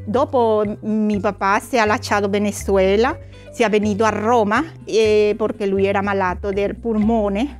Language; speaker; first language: Italian; non-native, learner; Spanish